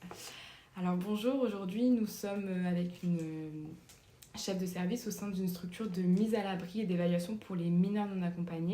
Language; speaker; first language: French; native; French